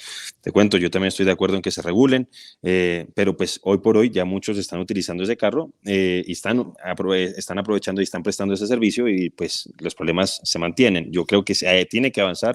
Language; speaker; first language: Spanish; native; Spanish